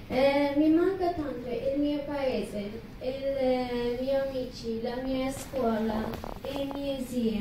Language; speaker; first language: Italian; non-native, learner; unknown